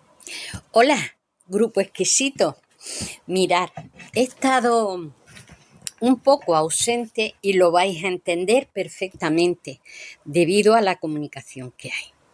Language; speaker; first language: Spanish; native; Spanish